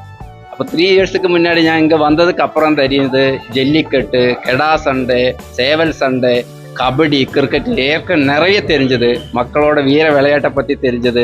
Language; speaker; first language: Tamil; non-native, learner; Malayalam